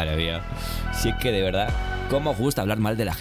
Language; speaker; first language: Spanish; native; Spanish